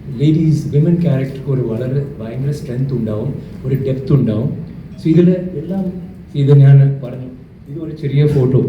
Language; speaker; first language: Malayalam; non-native, fluent; Tamil